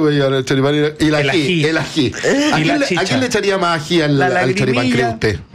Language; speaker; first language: Spanish; native; Spanish